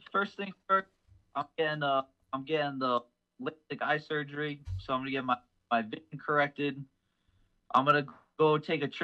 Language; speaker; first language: English; native; English